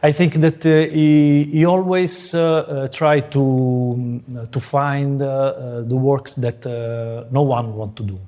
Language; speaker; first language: English; non-native, fluent; Italian